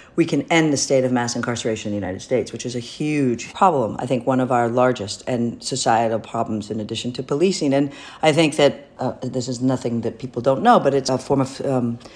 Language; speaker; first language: English; native; English